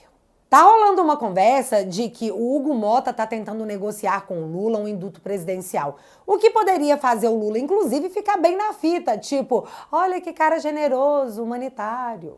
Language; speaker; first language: Portuguese; native; Portuguese